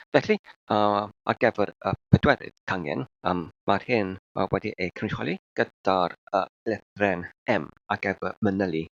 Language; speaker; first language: Welsh; non-native, learner; English